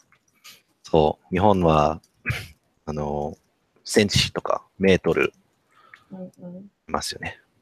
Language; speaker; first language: Japanese; non-native, learner; English